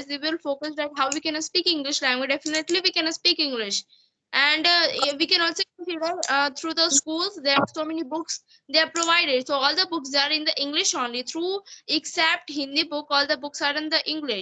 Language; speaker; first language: English; non-native, learner; Hindi